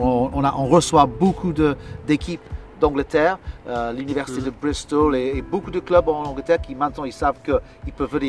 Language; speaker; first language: French; non-native, fluent; English